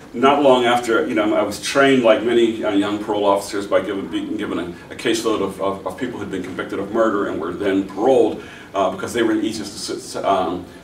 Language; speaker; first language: English; native; English